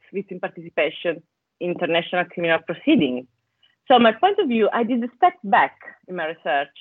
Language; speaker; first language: English; non-native, fluent; Italian